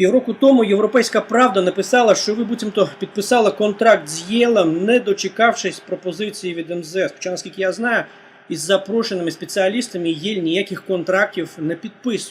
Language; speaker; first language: Ukrainian; native; Ukrainian